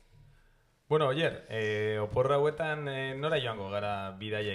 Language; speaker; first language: Basque; non-native, local second language; Spanish